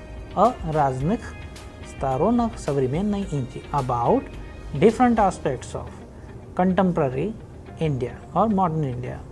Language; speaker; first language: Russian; non-native, fluent; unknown